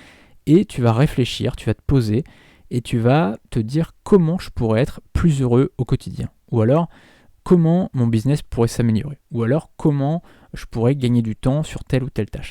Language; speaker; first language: French; native; French